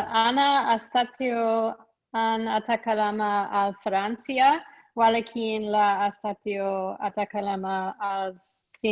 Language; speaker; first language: Arabic; non-native, learner; English